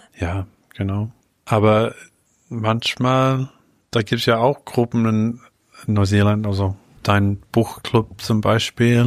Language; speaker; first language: German; non-native, fluent; English